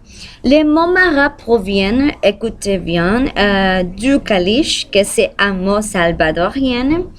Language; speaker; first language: French; non-native, learner; Spanish